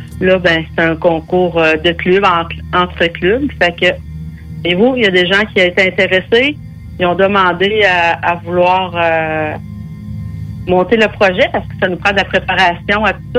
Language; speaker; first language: French; native; French